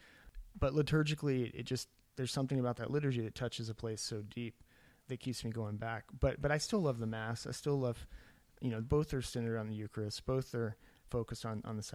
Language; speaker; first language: English; native; English